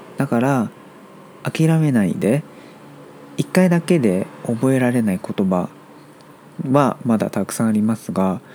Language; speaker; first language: Japanese; non-native, fluent; Chinese